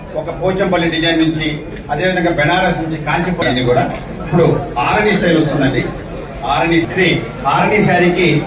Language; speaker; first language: Telugu; native; Telugu